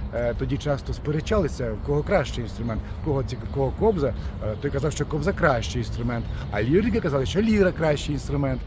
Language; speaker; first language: Ukrainian; native; Ukrainian